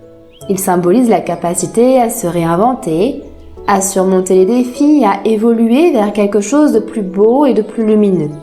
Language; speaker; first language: French; native; French